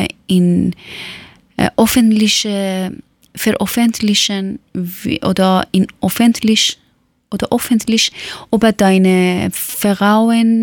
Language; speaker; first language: German; non-native, learner; Persian